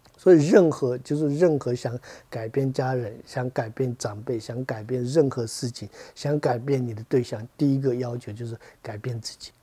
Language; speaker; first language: Chinese; non-native, fluent; Tibetan